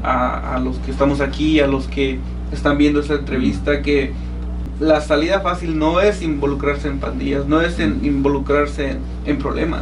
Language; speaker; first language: Spanish; native; Spanish